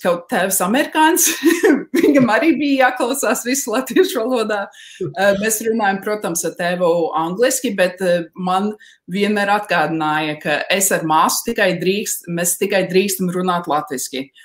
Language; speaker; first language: Latvian; early bilingual, heritage; Latvian